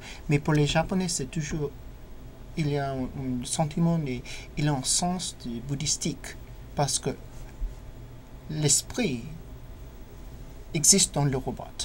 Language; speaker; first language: French; non-native, fluent; English